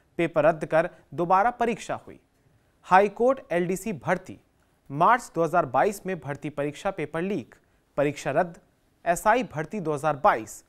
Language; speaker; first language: Hindi; native; Hindi